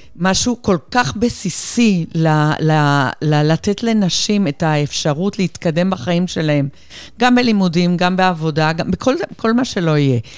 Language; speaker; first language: Hebrew; non-native, fluent; Spanish